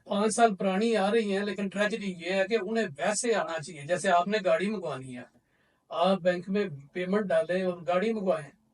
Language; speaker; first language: Urdu; non-native, local second language; Punjabi